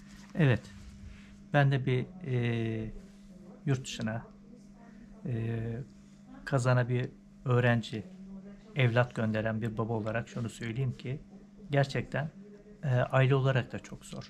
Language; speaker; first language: Turkish; native; Turkish